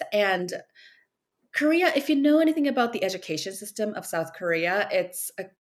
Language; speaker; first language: English; early bilingual, other home language; Korean